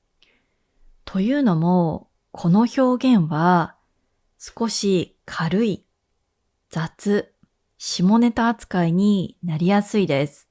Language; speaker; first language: Japanese; native; Japanese